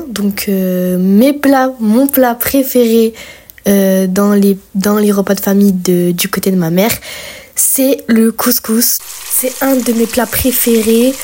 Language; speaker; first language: French; early bilingual, other home language; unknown